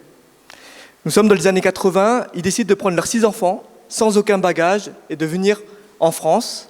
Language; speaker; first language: French; native; French